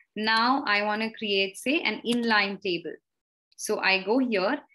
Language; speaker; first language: English; non-native, local second language; Hindi